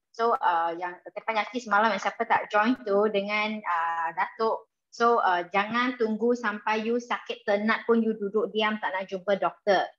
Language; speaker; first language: Malay; non-native, local second language; Chinese